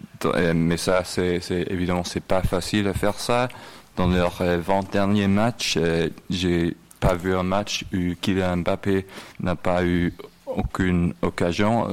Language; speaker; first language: French; non-native, fluent; English